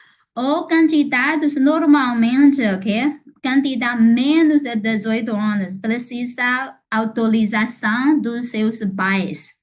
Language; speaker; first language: Portuguese; non-native, fluent; Chinese